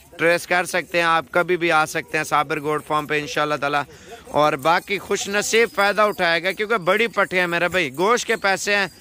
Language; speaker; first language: Urdu; non-native, local second language; Punjabi